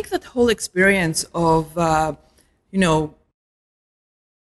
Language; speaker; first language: English; non-native, fluent; Arabic